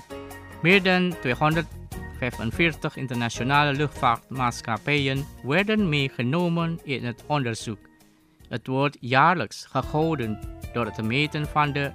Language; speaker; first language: Dutch; non-native, fluent; Indonesian